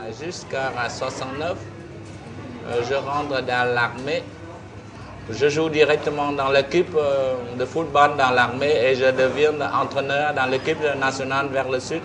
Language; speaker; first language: French; non-native, learner; Vietnamese